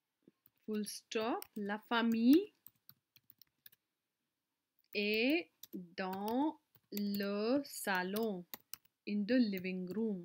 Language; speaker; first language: French; non-native, fluent; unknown